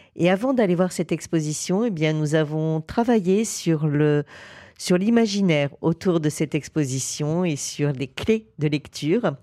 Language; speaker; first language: French; native; French